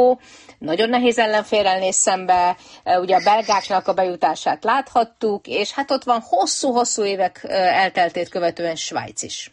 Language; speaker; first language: Hungarian; native; Hungarian